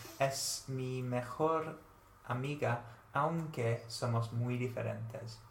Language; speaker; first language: Spanish; non-native, fluent; English